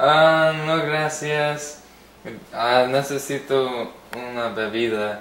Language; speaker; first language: Spanish; non-native, learner; English